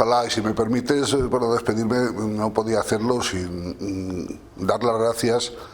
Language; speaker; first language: Spanish; native; Spanish